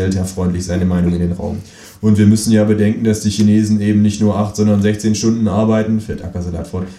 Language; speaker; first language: German; native; German